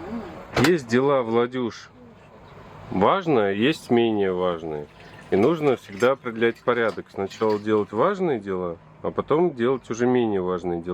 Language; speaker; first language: Russian; native; Russian